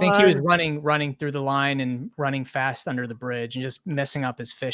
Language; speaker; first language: English; native; English